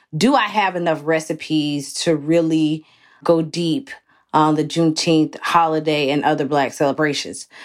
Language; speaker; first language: English; native; English